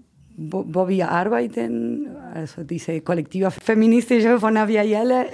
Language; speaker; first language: German; non-native, fluent; Spanish